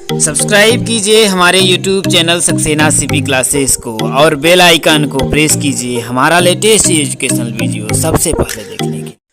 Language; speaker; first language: Hindi; native; Hindi